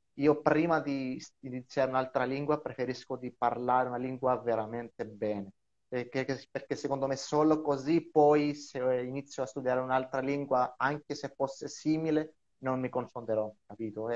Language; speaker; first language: Italian; non-native, fluent; Greek